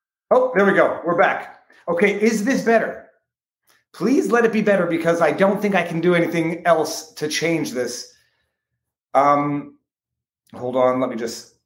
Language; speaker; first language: English; native; English